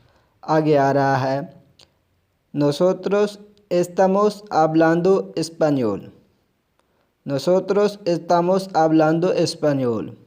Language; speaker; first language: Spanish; non-native, fluent; Urdu